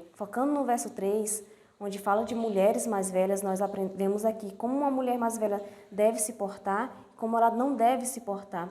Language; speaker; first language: Portuguese; native; Portuguese